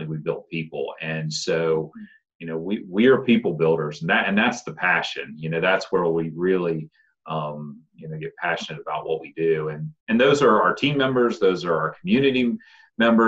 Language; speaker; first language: English; native; English